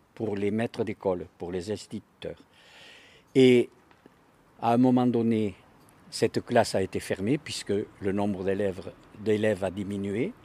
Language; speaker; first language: French; native; French